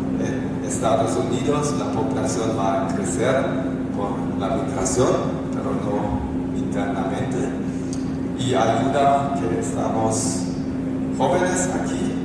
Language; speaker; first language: Spanish; non-native, fluent; German